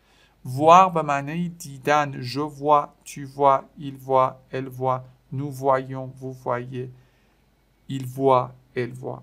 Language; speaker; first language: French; non-native, fluent; Persian